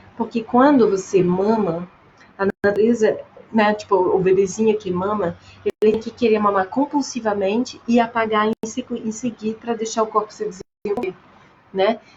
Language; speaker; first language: Portuguese; non-native, fluent; French